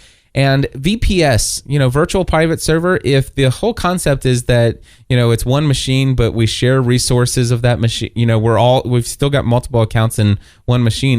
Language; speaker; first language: English; native; English